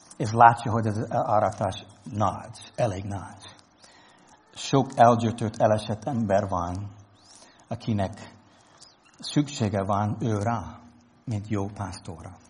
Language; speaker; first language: Hungarian; non-native, fluent; English